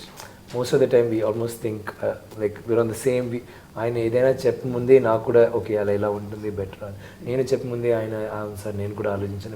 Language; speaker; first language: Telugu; non-native, learner; Tamil